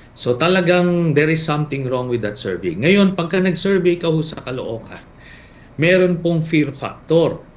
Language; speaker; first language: Filipino; native; Filipino